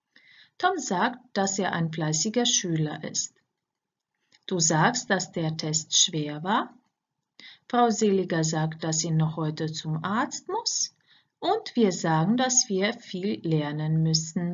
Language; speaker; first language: German; non-native, fluent; Croatian